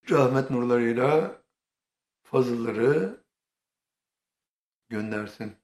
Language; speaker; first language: Turkish; native; Turkish